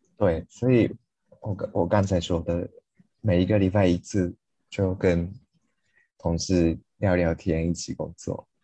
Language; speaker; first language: Chinese; non-native, fluent; Japanese